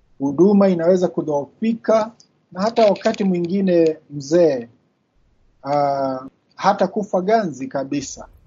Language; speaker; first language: Swahili; non-native, local second language; Kikuyu